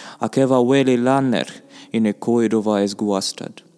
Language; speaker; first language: Welsh; non-native, learner; Russian